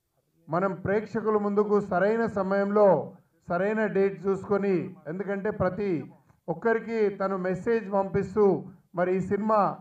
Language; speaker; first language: Telugu; native; Telugu